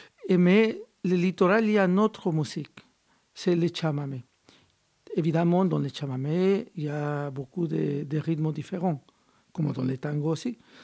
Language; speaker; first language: French; non-native, fluent; Spanish